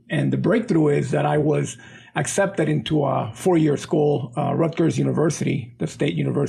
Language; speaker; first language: English; non-native, fluent; Spanish